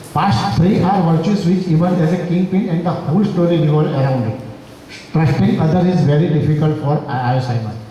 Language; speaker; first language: English; non-native, local second language; Gujarati